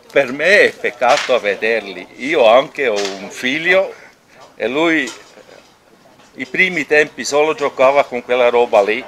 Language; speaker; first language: Italian; non-native, local second language; German